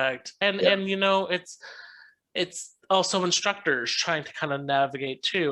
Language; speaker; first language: English; native; English